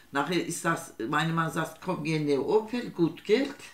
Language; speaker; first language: German; non-native, learner; Turkish